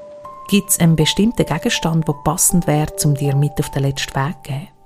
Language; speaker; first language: German; native; German